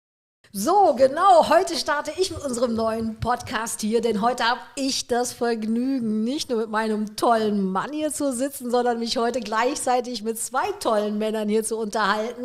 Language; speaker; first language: German; native; German